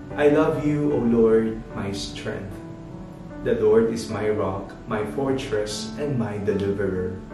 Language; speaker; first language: English; non-native, local second language; Filipino